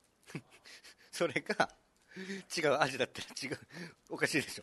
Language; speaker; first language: Japanese; native; Japanese